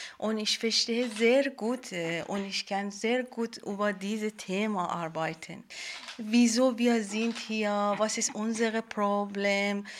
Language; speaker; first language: German; non-native, learner; Persian